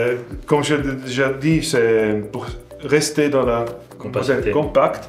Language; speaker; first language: French; non-native, fluent; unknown